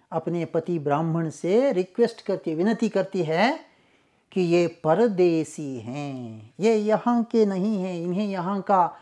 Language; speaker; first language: Hindi; non-native, local second language; Kannada